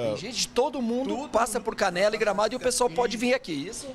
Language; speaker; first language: Portuguese; native; Portuguese